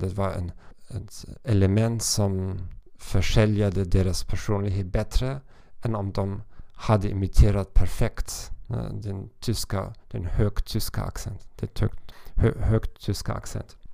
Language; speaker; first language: Swedish; non-native, learner; German